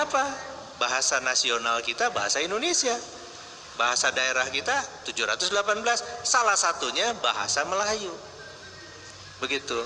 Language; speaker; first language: Indonesian; native; Indonesian